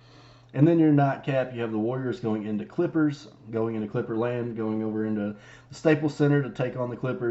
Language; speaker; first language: English; native; English